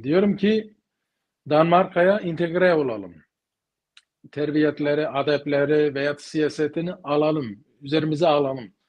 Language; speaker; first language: Turkish; early bilingual, heritage; Kurdish